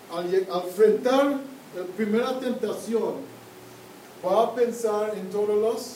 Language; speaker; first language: Spanish; non-native, fluent; English